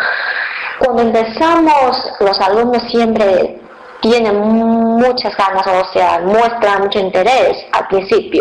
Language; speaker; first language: Spanish; non-native, fluent; Chinese